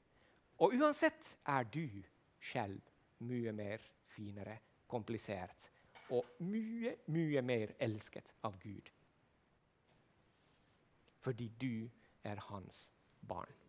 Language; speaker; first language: Swedish; non-native, local second language; Finnish